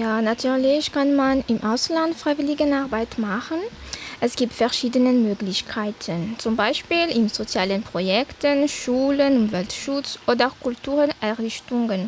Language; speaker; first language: German; non-native, fluent; Malagasy